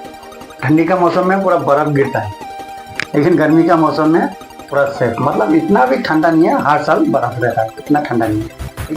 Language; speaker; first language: Hindi; non-native, local second language; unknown